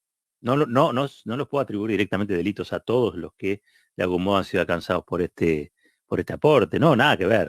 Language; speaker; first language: Spanish; native; Spanish